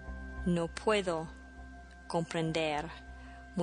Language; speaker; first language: Spanish; non-native, fluent; English